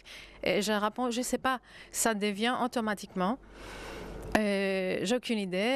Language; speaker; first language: French; non-native, fluent; Greek